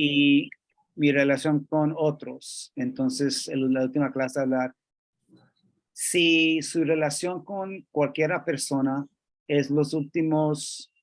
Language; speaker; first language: Spanish; non-native, fluent; English